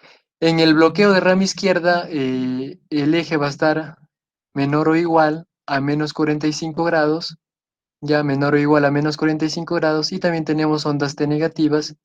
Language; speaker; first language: Spanish; native; Spanish